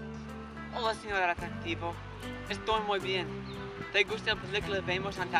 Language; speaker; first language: Spanish; non-native, learner; English